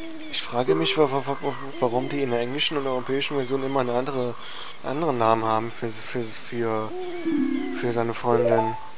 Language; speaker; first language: German; native; German